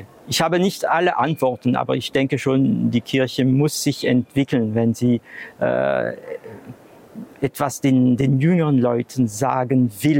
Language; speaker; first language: German; non-native, fluent; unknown